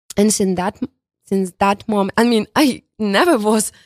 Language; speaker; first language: English; non-native, fluent; Ukrainian